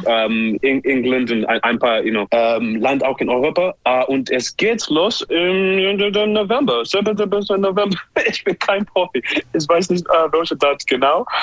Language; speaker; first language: German; non-native, fluent; English